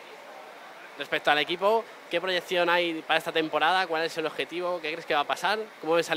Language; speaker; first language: Spanish; native; Spanish